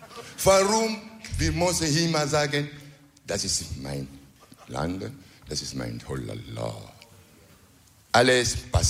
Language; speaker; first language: German; non-native, learner; French